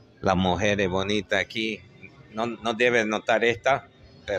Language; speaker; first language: Spanish; non-native, fluent; English